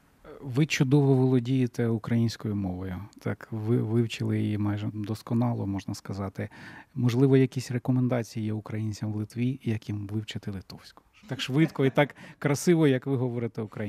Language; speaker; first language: Ukrainian; native; Ukrainian